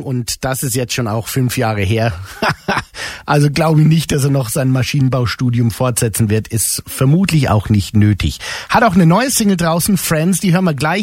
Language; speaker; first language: German; native; German